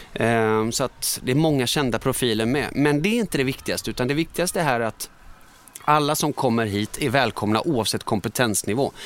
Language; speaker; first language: Swedish; early bilingual, other home language; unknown